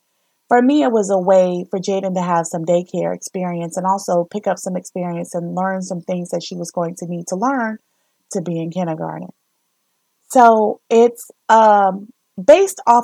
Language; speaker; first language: English; native; English